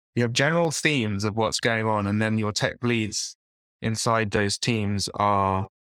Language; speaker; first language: English; native; English